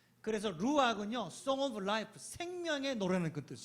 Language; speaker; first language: Korean; native; Korean